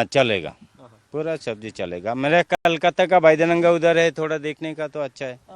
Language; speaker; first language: Hindi; non-native, local second language; Odia